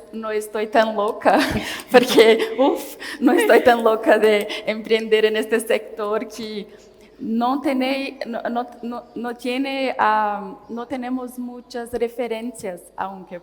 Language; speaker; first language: Spanish; non-native, learner; Portuguese